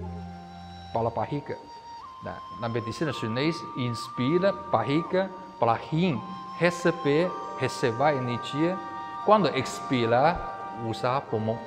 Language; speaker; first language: Portuguese; non-native, learner; Chinese